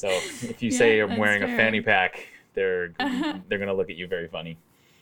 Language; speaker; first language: English; native; English